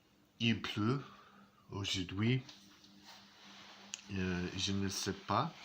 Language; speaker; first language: French; non-native, learner; English